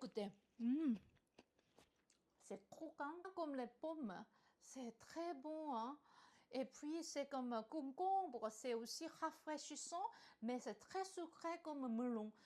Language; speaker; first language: French; non-native, learner; Korean